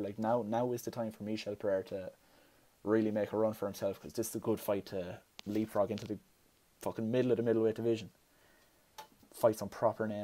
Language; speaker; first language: English; native; English